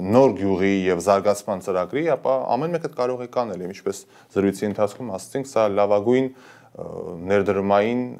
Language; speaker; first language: Armenian; native; Armenian